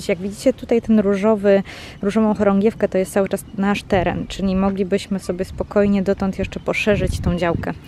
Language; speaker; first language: Polish; native; Polish